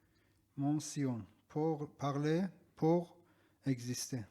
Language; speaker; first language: French; non-native, learner; Persian